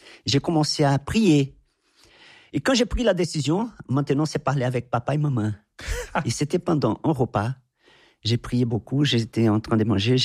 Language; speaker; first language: French; non-native, fluent; Portuguese